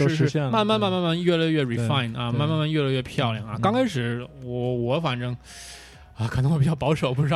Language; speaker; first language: Chinese; early bilingual, other home language; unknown